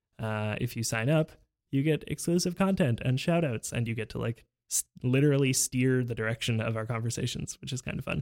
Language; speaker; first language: English; native; English